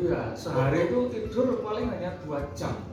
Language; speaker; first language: Indonesian; native; Indonesian